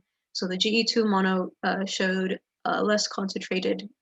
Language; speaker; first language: English; native; English